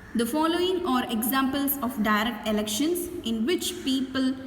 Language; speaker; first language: English; non-native, local second language; Tamil